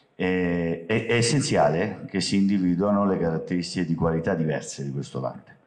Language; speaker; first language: Italian; native; Italian